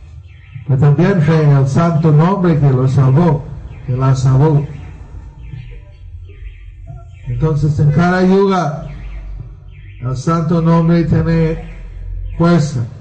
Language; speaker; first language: Spanish; non-native, learner; Bangla